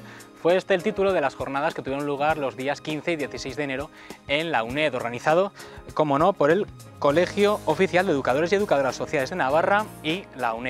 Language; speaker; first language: Spanish; native; Spanish